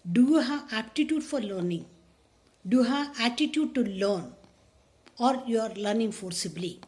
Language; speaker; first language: English; non-native, local second language; Kannada